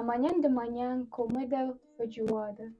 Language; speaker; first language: Portuguese; non-native, learner; Kyrgyz